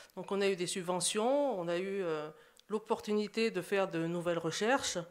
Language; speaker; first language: French; native; French